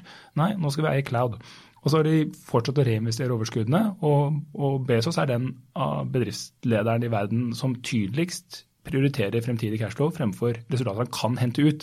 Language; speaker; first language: Norwegian; native; Norwegian